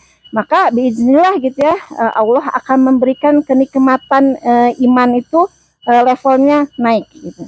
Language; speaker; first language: Indonesian; native; Indonesian